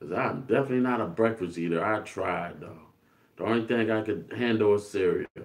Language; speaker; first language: English; native; English